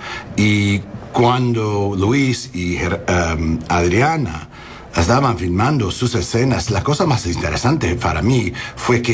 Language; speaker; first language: Spanish; non-native, learner; English